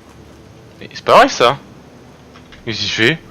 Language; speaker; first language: French; native; French